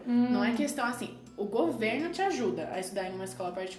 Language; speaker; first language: Portuguese; early bilingual, heritage; Portuguese